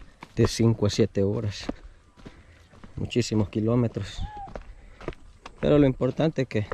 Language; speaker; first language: Spanish; native; Spanish